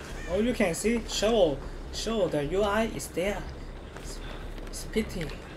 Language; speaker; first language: English; non-native, learner; Chinese